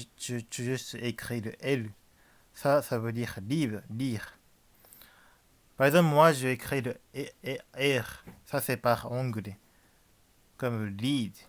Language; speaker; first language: French; non-native, learner; Japanese